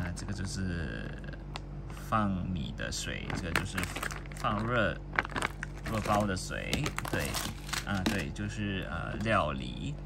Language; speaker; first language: Chinese; non-native, local second language; English